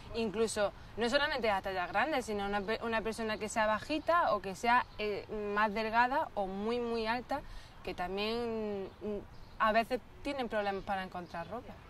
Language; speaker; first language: Spanish; native; Spanish